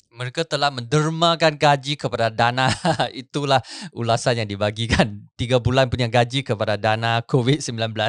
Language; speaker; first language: Malay; non-native, local second language; Chinese